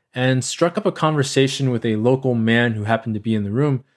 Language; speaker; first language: English; native; English